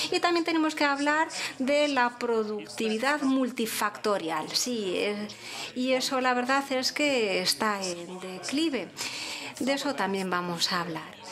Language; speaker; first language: Spanish; non-native, fluent; English